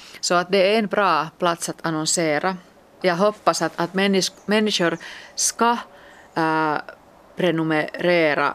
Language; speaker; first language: Swedish; non-native, local second language; Finnish